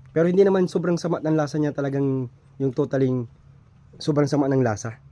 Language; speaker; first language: Filipino; native; Filipino